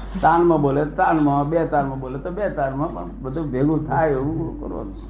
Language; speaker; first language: Gujarati; native; Gujarati